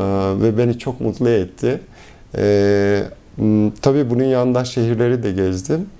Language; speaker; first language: Turkish; early bilingual, heritage; Turkish